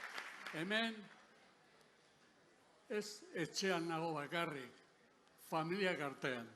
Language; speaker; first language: Basque; non-native, local second language; Spanish